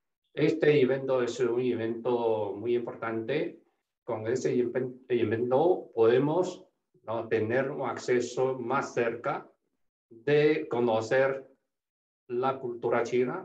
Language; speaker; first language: Spanish; non-native, fluent; Chinese